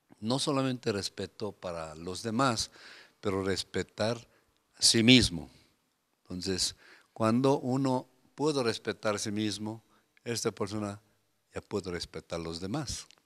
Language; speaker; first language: Spanish; non-native, fluent; Korean